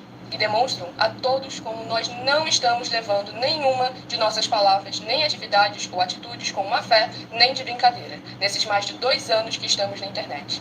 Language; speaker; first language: Portuguese; native; Portuguese